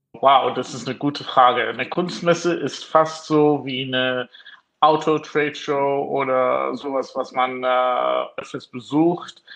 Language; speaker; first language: German; non-native, fluent; English